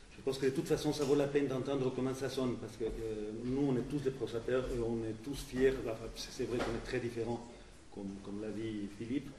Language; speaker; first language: French; non-native, fluent; Spanish